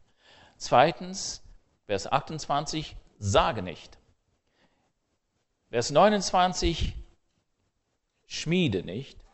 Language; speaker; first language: German; non-native, fluent; English